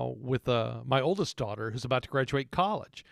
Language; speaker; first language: English; native; English